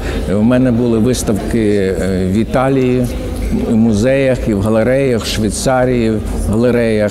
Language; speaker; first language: Ukrainian; native; Ukrainian